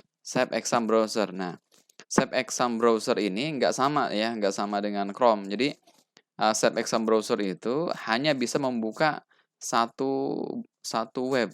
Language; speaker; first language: Indonesian; native; Indonesian